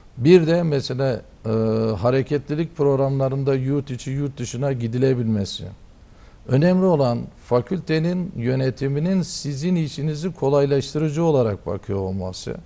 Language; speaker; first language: Turkish; native; Turkish